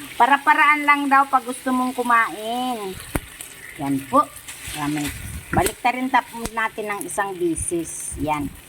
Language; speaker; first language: Filipino; non-native, local second language; Masbatenyo